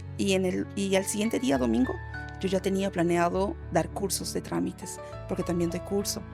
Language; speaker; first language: Spanish; early bilingual, heritage; Spanish